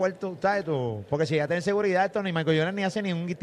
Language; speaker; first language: Spanish; native; Spanish